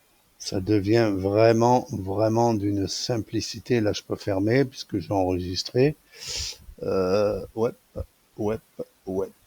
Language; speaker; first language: French; native; French